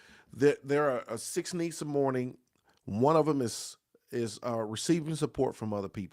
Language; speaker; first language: English; native; English